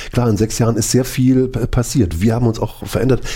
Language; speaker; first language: German; native; German